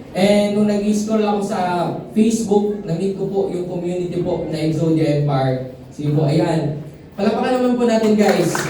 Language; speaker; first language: Filipino; non-native, local second language; Cebuano